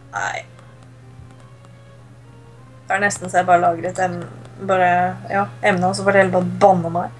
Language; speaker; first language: Norwegian; native; Norwegian